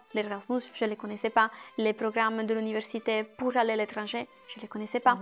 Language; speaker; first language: French; non-native, fluent; Italian